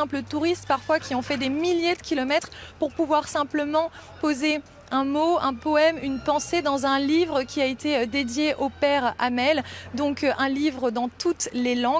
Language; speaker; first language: French; native; French